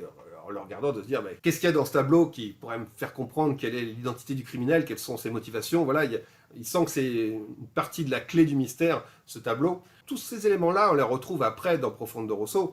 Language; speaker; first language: French; native; French